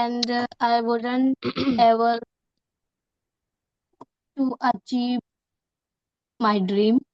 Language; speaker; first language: English; non-native, learner; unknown